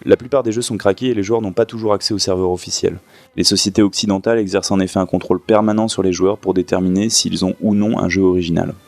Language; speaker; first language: French; native; French